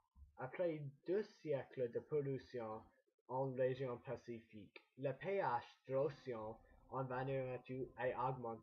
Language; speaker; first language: French; non-native, learner; English